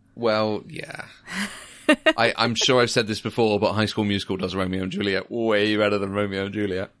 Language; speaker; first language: English; native; English